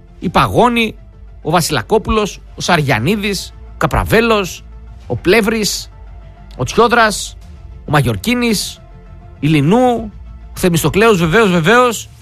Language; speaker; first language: Greek; native; Greek